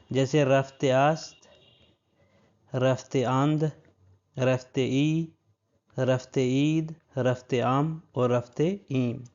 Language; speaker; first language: Persian; non-native, fluent; Urdu